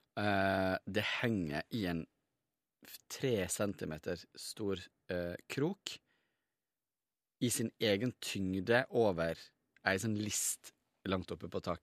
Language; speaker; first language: Norwegian; native; Norwegian